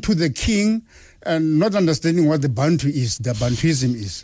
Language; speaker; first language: English; non-native, local second language; Tswana